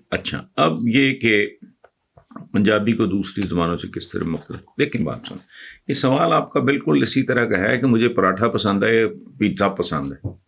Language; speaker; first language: Urdu; non-native, local second language; Punjabi